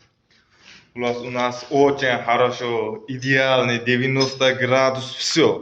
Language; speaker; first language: Russian; non-native, learner; Uzbek